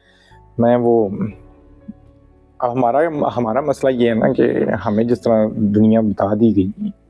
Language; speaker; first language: Hindi; non-native, local second language; Punjabi